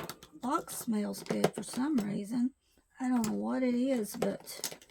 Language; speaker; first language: English; native; English